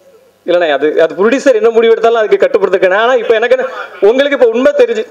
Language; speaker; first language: Tamil; native; Tamil